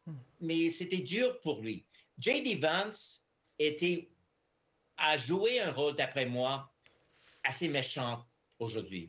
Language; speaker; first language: French; non-native, fluent; English